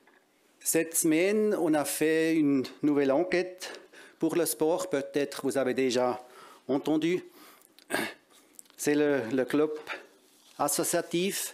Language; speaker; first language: French; non-native, local second language; German